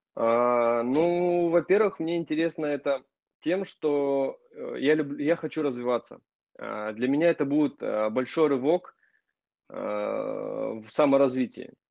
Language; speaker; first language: Russian; native; Russian